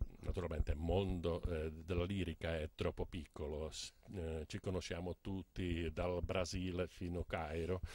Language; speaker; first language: Italian; non-native, fluent; Czech